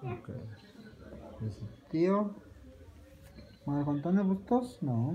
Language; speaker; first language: Spanish; native; Spanish